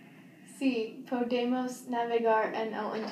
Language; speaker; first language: Spanish; non-native, learner; English